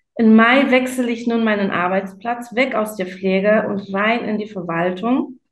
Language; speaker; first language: German; non-native, fluent; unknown